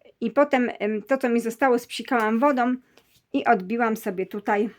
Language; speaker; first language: Polish; native; Polish